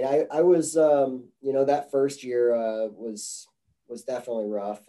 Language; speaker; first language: English; native; English